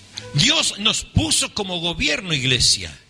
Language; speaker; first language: Spanish; native; Spanish